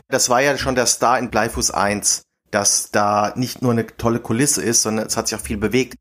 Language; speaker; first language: German; native; German